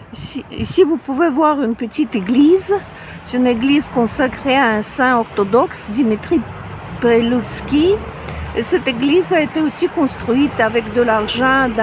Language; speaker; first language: French; non-native, fluent; Russian